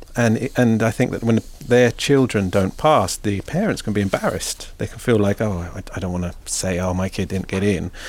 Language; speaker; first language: English; native; English